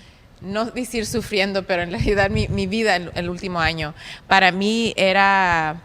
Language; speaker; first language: Spanish; early bilingual, heritage; Spanish